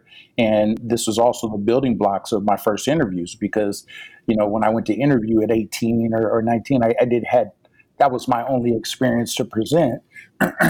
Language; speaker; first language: English; native; English